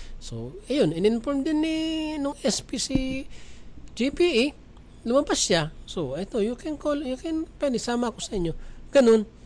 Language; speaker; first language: Filipino; native; Filipino